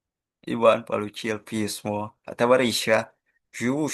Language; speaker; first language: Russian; non-native, fluent; Indonesian